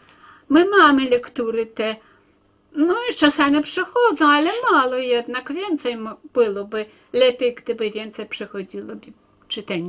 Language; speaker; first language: Polish; early bilingual, heritage; Polish